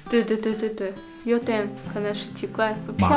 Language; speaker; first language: Chinese; non-native, fluent; Russian